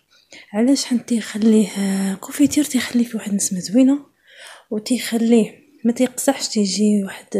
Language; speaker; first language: Arabic; native; Arabic